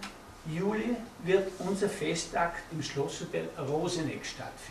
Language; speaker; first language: German; native; German